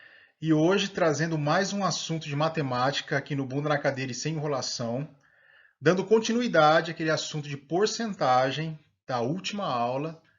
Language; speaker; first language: Portuguese; native; Portuguese